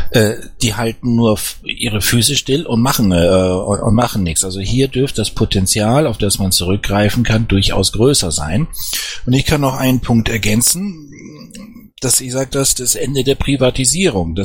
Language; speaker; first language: German; native; German